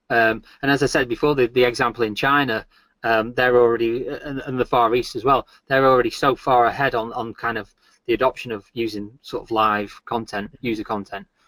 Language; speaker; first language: English; native; English